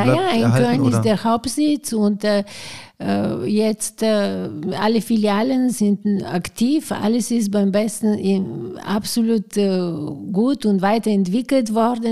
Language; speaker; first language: German; non-native, fluent; Bulgarian